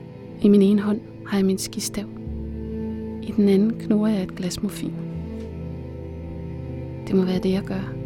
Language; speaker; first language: Danish; native; Danish